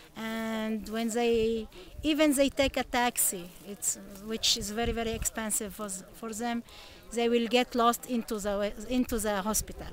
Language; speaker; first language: English; non-native, learner; Arabic